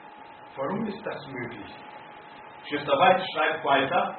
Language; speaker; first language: German; non-native, fluent; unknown